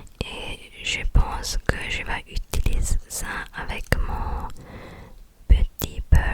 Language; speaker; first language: French; non-native, learner; English